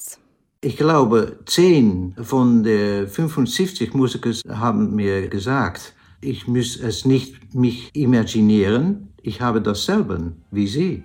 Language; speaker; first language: German; non-native, learner; Dutch